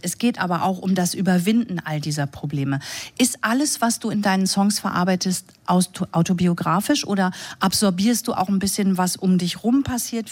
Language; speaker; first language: German; native; German